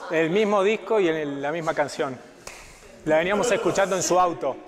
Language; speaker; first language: Spanish; native; Spanish